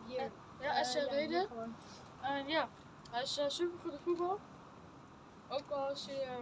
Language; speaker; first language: Dutch; early bilingual, other home language; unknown